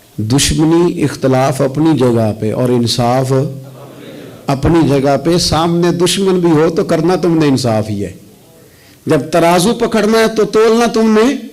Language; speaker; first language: Urdu; non-native, local second language; Punjabi